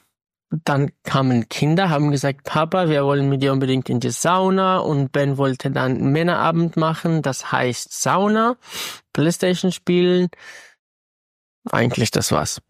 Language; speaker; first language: German; non-native, fluent; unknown